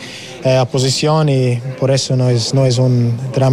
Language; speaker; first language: Spanish; non-native, learner; English